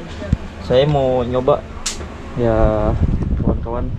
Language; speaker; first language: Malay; non-native, local second language; Sundanese